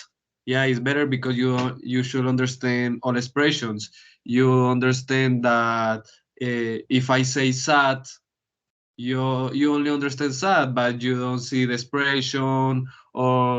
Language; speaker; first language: English; non-native, learner; Spanish